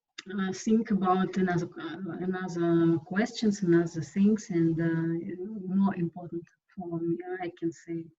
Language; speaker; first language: English; non-native, learner; Russian